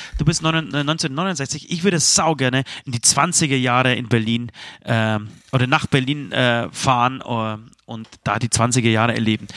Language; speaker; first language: German; early bilingual, other home language; Polish